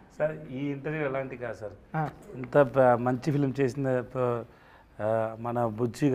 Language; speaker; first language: Telugu; non-native, learner; Tamil